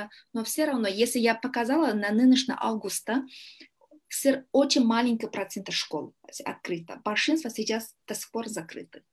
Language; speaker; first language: Russian; non-native, learner; Kyrgyz